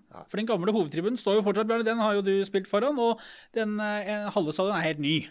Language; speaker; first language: Norwegian; native; Norwegian